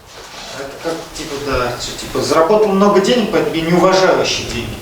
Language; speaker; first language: Russian; native; Russian